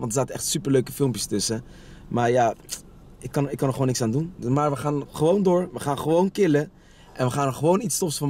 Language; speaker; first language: Dutch; early bilingual, other home language; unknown